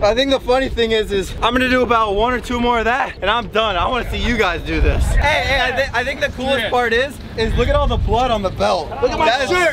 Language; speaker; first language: English; native; English